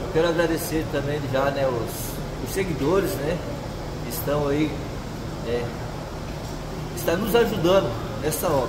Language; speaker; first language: Portuguese; native; Portuguese